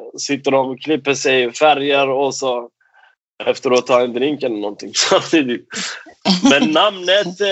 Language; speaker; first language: Swedish; non-native, fluent; Persian